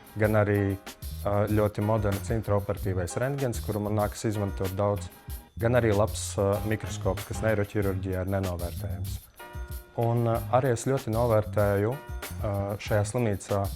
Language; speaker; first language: Latvian; native; Latvian